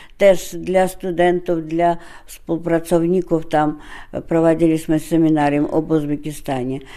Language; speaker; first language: Polish; non-native, fluent; Russian